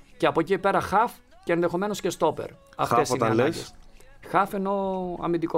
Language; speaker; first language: Greek; native; Greek